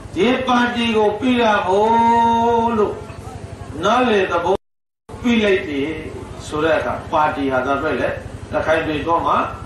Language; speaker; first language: Burmese; native; Burmese